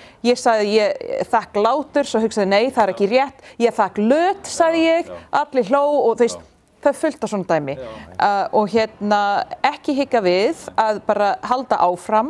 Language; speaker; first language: Icelandic; non-native, learner; English